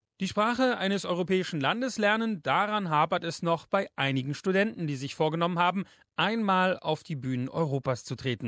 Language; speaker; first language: German; native; German